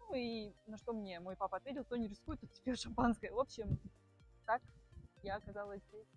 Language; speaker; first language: Russian; native; Russian